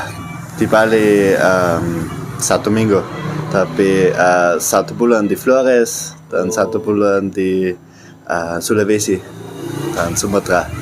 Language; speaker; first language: Indonesian; non-native, learner; German